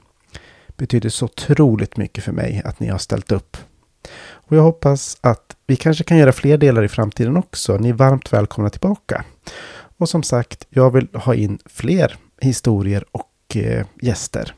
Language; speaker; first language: Swedish; native; Swedish